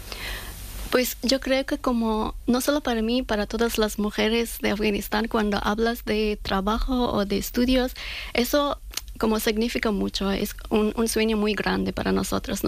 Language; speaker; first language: Spanish; non-native, learner; Persian